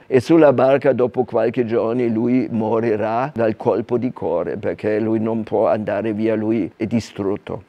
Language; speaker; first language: Italian; non-native, fluent; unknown